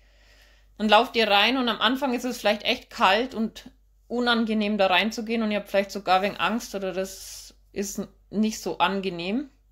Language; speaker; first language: German; native; German